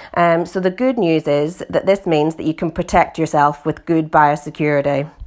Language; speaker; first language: English; native; English